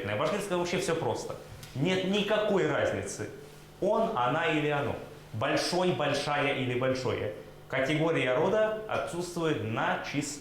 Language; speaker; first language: Russian; native; Russian